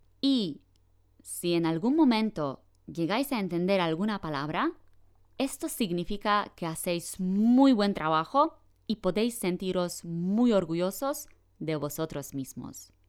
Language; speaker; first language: Spanish; non-native, fluent; Polish